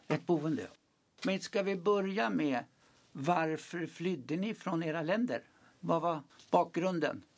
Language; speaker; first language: Swedish; native; Swedish